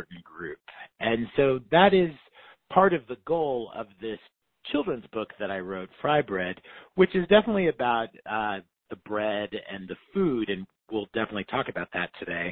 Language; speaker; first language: English; native; English